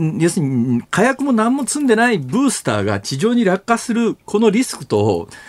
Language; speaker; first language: Japanese; native; Japanese